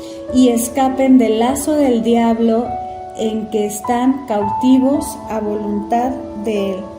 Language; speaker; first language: Spanish; native; Spanish